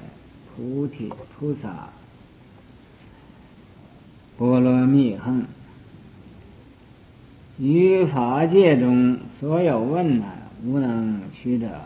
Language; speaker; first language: Chinese; native; Chinese